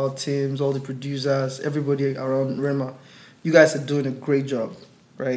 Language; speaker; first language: English; non-native, local second language; Yoruba